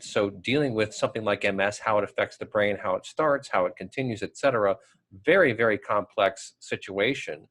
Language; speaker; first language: English; native; English